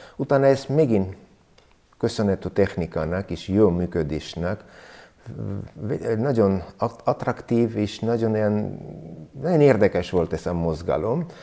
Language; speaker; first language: Hungarian; non-native, learner; Armenian